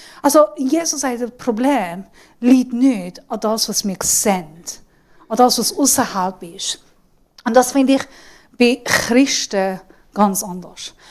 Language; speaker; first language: German; non-native, fluent; Persian